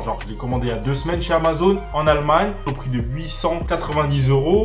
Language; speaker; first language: French; native; French